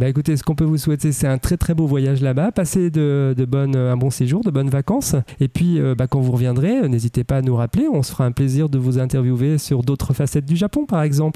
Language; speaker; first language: French; native; French